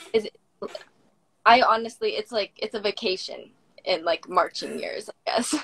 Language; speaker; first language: English; native; English